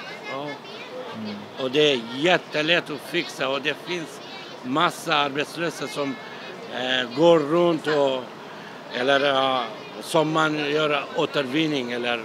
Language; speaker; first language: Swedish; non-native, local second language; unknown